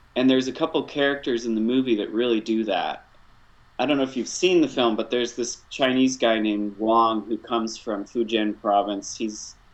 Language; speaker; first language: English; native; English